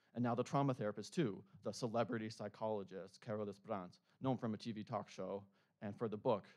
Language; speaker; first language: English; native; English